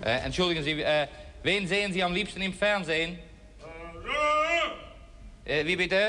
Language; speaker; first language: German; non-native, fluent; Dutch